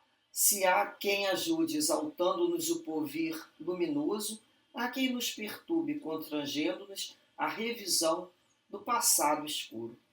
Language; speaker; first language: Portuguese; native; Portuguese